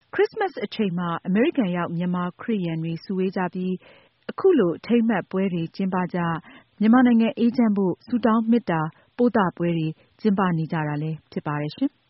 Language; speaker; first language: Burmese; native; Burmese